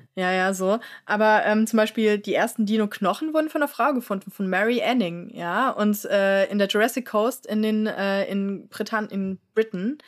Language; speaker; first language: German; native; German